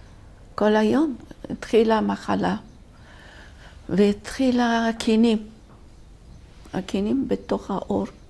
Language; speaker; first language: Hebrew; non-native, fluent; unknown